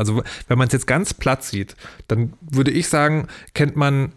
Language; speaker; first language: German; native; German